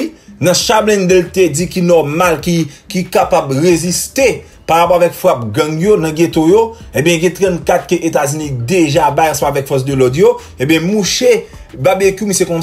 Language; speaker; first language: French; non-native, local second language; Haitian Creole